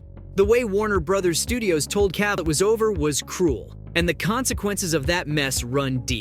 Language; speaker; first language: English; native; English